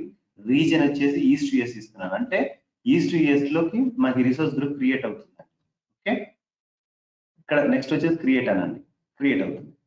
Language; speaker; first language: Telugu; native; Telugu